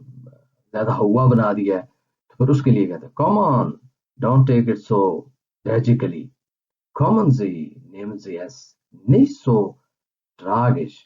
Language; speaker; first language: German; non-native, fluent; Urdu